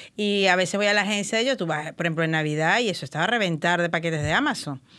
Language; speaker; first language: Spanish; native; Spanish